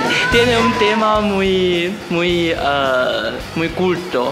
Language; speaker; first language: Spanish; non-native, fluent; Chinese